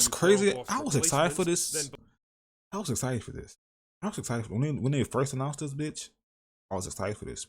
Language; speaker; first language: English; native; English